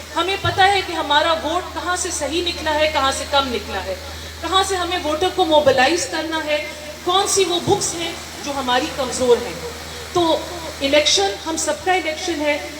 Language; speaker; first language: Urdu; non-native, local second language; Northern Hindko